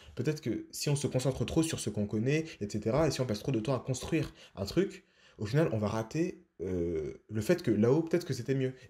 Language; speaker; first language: French; native; French